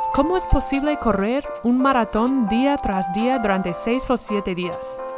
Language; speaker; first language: Spanish; non-native, fluent; English